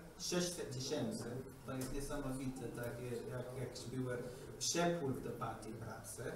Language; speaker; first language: Polish; non-native, learner; English